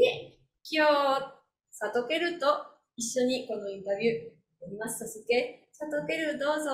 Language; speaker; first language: Japanese; non-native, learner; Spanish